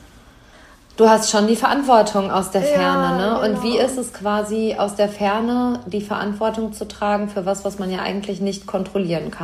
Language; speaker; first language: German; native; German